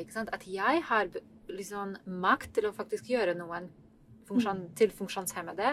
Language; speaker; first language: Norwegian; non-native, fluent; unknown